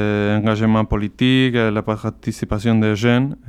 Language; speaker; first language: French; non-native, learner; Basque